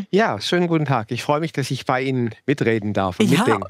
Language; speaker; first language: German; native; German